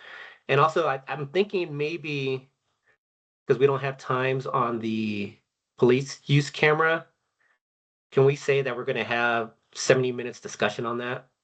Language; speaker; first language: English; native; English